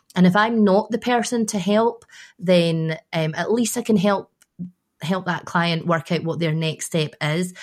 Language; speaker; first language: English; native; English